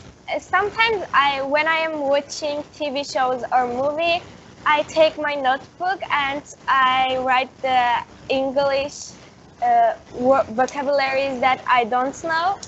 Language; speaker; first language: English; non-native, learner; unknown